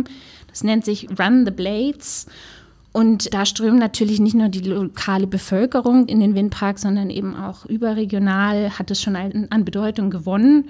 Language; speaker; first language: German; native; German